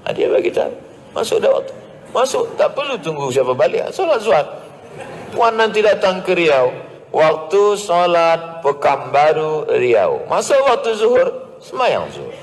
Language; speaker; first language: Malay; native; Malay